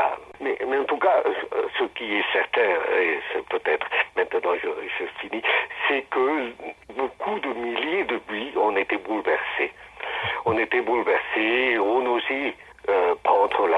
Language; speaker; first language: French; non-native, fluent; Spanish